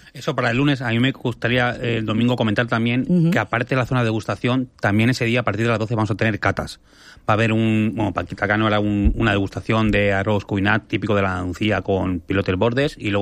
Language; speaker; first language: Spanish; native; Spanish